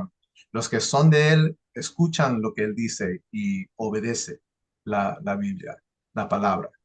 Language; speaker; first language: Spanish; early bilingual, heritage; English